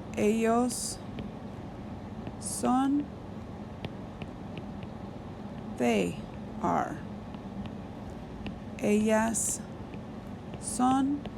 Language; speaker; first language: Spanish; non-native, fluent; English